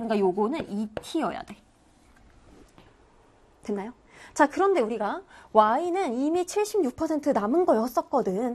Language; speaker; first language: Korean; native; Korean